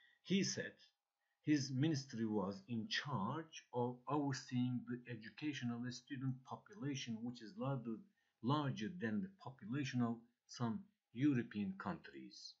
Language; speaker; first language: English; non-native, fluent; Turkish